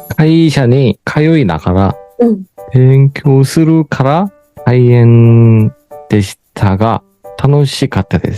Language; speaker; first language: Japanese; non-native, learner; Korean